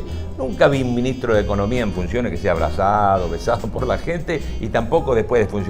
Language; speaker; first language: Spanish; native; Spanish